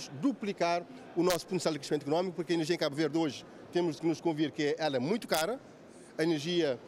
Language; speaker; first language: Portuguese; non-native, local second language; Kabuverdianu